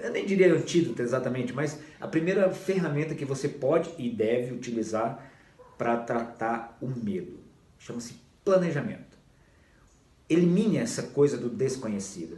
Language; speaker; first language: Portuguese; native; Portuguese